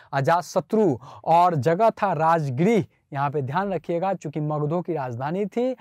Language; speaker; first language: Hindi; native; Hindi